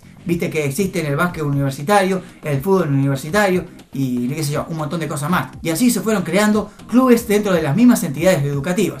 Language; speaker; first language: Spanish; native; Spanish